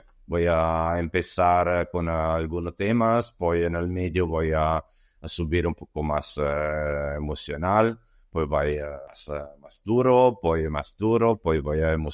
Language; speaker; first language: Spanish; non-native, learner; Italian